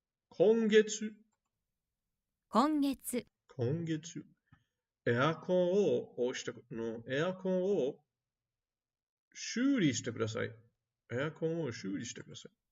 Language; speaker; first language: Japanese; non-native, learner; English